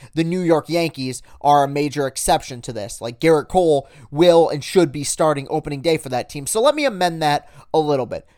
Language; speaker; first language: English; native; English